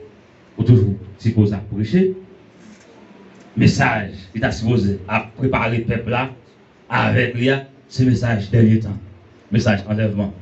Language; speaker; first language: French; non-native, learner; Haitian Creole